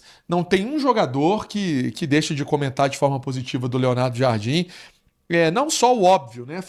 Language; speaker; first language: Portuguese; native; Portuguese